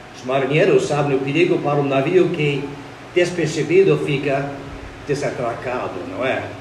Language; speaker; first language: Portuguese; non-native, fluent; English